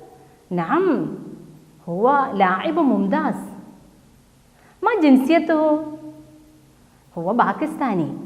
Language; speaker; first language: Arabic; non-native, fluent; Malayalam